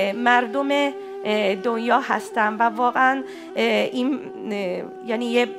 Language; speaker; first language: Persian; non-native, fluent; Japanese